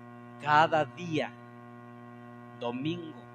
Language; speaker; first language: Spanish; native; Spanish